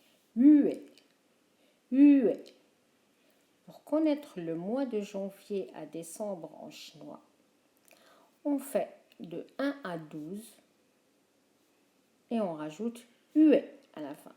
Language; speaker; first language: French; non-native, fluent; Chinese